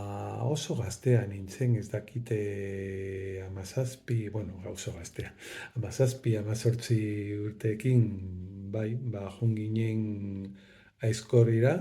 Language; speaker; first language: Basque; non-native, local second language; Spanish